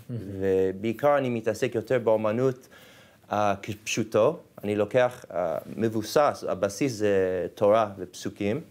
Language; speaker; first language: Hebrew; non-native, fluent; English